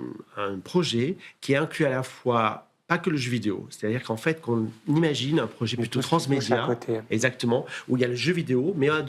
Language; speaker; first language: French; native; French